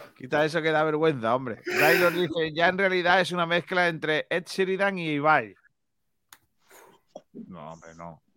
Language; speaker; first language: Spanish; native; Spanish